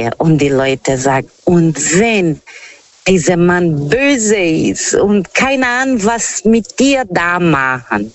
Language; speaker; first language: German; non-native, fluent; Portuguese